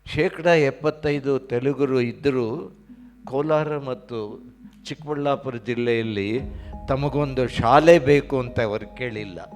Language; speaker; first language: Kannada; non-native, local second language; Telugu